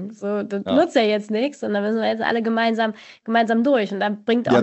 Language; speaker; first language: German; native; German